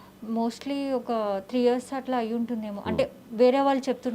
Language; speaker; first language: Telugu; native; Telugu